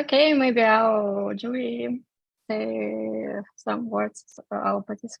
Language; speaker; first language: English; non-native, fluent; Russian